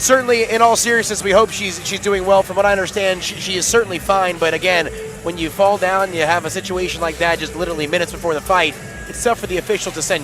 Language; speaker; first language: English; native; English